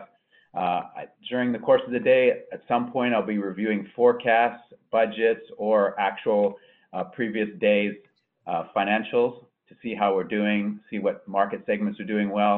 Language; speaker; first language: English; native; English